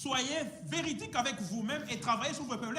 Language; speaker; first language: French; non-native, fluent; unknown